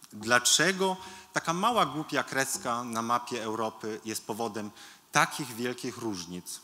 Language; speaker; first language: Polish; early bilingual, heritage; Polish